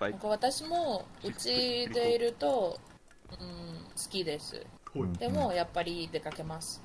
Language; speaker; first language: Japanese; non-native, learner; Spanish